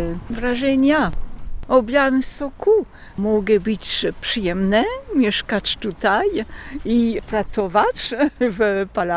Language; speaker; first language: Polish; non-native, learner; French